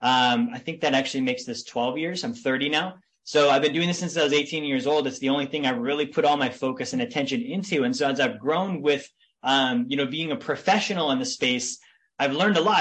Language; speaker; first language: English; native; English